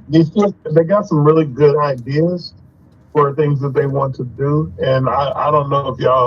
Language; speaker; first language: English; native; English